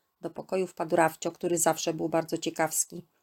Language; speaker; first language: Polish; native; Polish